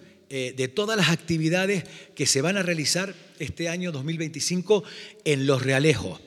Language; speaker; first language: Spanish; native; Spanish